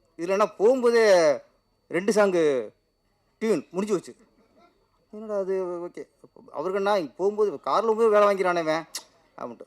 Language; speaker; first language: Tamil; native; Tamil